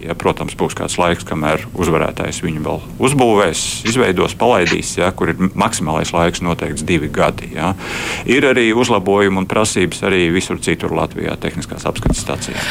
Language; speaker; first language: Latvian; native; Latvian